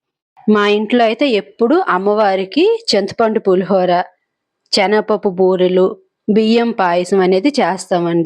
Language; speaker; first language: Telugu; native; Telugu